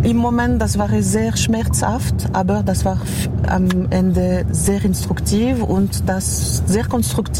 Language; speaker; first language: German; non-native, learner; French